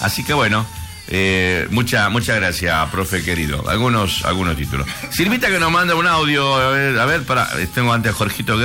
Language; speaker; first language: Spanish; native; Spanish